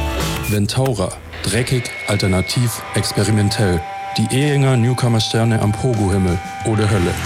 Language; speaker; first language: German; native; German